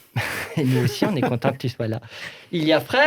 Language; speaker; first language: French; native; French